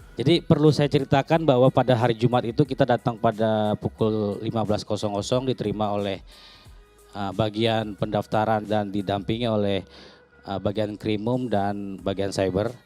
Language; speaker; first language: Indonesian; native; Indonesian